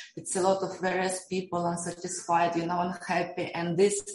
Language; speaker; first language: English; non-native, fluent; Russian